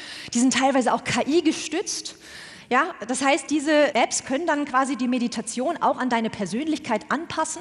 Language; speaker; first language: German; native; German